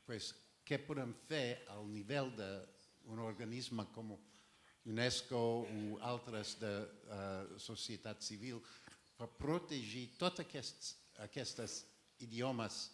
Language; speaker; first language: Catalan; non-native, fluent; French